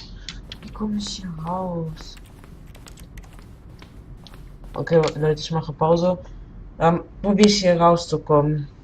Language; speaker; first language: German; non-native, local second language; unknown